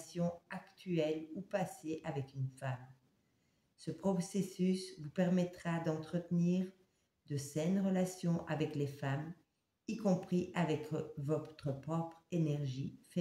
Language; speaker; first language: French; native; French